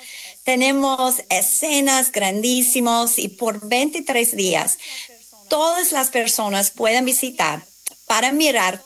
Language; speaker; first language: Spanish; non-native, fluent; English